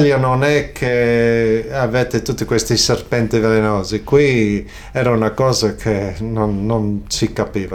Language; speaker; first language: Italian; early bilingual, other home language; Friulian